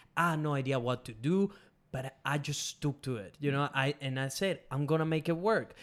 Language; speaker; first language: English; non-native, fluent; Spanish